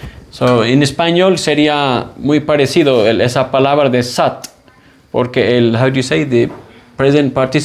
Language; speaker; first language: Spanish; non-native, fluent; English